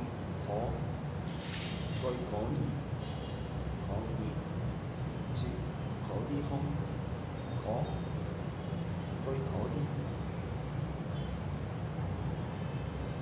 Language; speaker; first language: Vietnamese; non-native, learner; Japanese